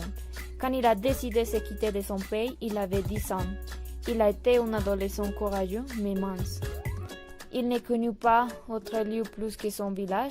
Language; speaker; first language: French; non-native, learner; Spanish